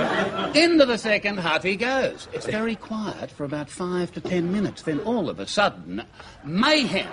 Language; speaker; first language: English; native; English